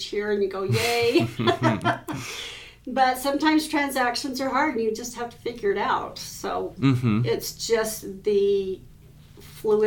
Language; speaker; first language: English; native; English